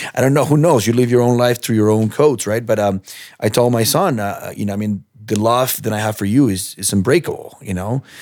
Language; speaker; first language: English; non-native, fluent; Spanish